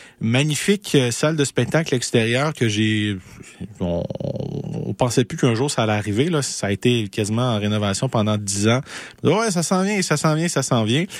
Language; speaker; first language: French; native; French